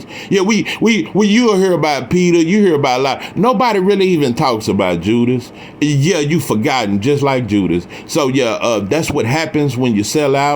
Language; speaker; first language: English; native; English